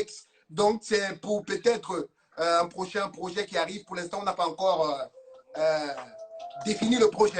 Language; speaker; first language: French; native; French